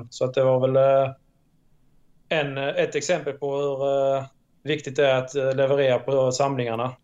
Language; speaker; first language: Swedish; native; Swedish